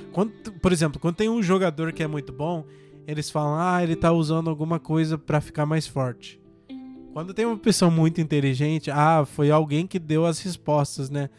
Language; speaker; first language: Portuguese; non-native, fluent; English